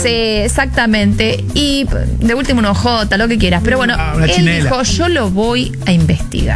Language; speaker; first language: Spanish; native; Spanish